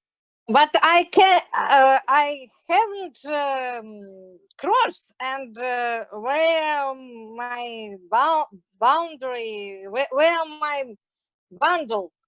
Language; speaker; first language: English; non-native, learner; Russian